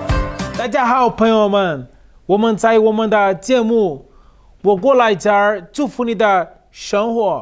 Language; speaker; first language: Chinese; non-native, fluent; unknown